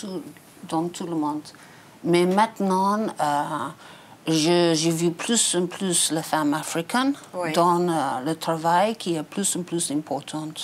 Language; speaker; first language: French; non-native, learner; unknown